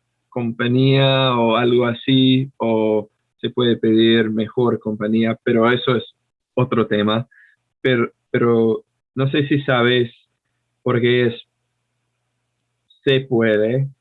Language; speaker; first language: Spanish; non-native, fluent; English